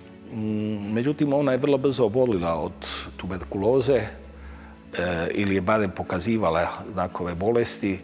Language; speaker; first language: Croatian; native; Croatian